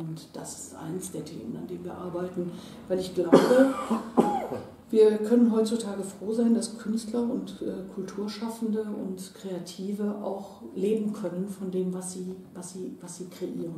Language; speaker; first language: German; native; German